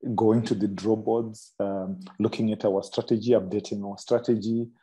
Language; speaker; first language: English; non-native, local second language; Shona